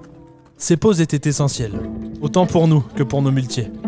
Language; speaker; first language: French; native; French